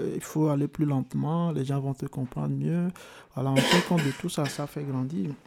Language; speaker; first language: French; non-native, local second language; Ewe